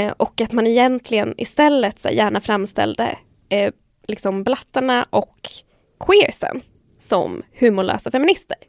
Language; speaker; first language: Swedish; early bilingual, other home language; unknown